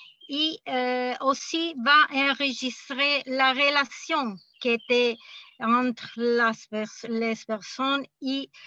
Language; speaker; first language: French; non-native, fluent; Spanish